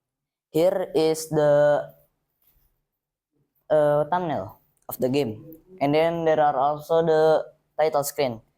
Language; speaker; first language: English; non-native, learner; Indonesian